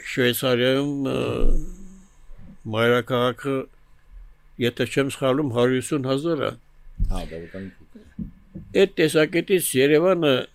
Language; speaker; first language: Armenian; native; Armenian